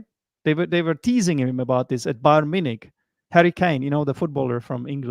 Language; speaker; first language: English; non-native, fluent; Czech